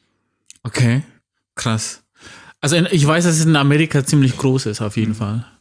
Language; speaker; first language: German; non-native, fluent; Indonesian